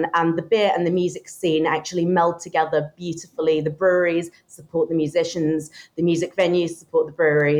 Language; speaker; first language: English; native; English